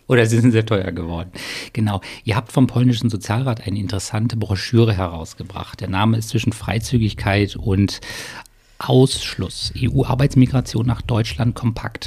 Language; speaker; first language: German; native; German